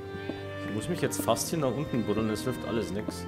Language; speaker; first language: German; native; German